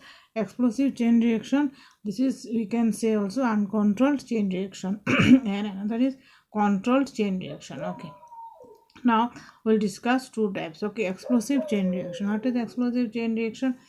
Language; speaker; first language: English; non-native, local second language; Bangla